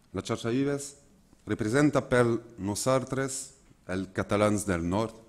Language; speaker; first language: Catalan; non-native, learner; French